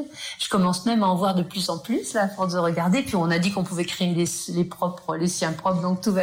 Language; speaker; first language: French; native; French